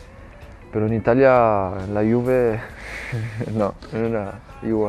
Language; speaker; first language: Spanish; non-native, fluent; French